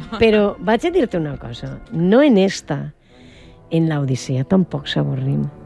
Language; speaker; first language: Catalan; native; Catalan